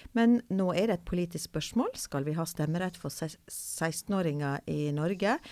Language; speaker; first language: Norwegian; native; Norwegian